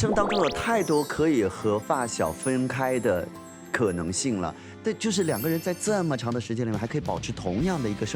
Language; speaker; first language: Chinese; native; Chinese